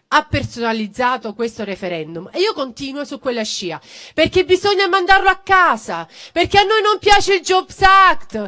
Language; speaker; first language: Italian; native; Italian